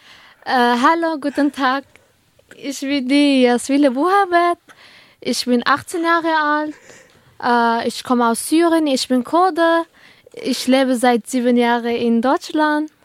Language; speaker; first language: German; early bilingual, other home language; Kurdish